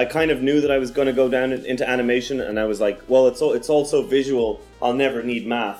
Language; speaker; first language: English; native; English